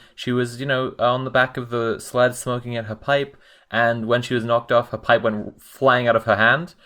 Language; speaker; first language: English; native; English